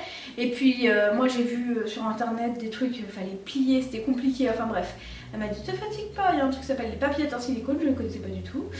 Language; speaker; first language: French; native; French